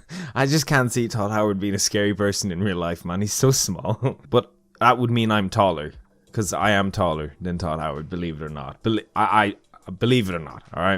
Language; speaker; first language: English; native; English